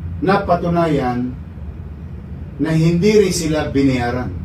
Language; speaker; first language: Filipino; native; Filipino